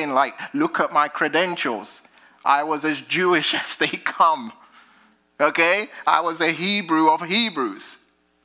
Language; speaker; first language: English; native; English